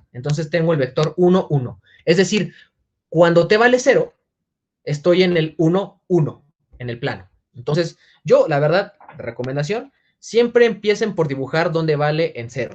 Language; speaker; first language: Spanish; native; Spanish